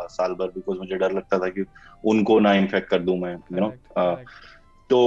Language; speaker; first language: Hindi; native; Hindi